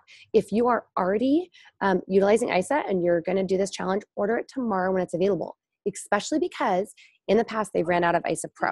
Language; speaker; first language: English; native; English